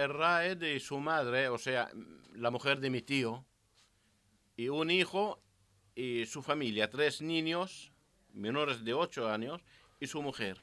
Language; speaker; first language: Spanish; non-native, learner; Arabic